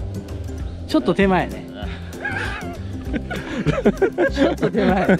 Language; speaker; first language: Japanese; native; Japanese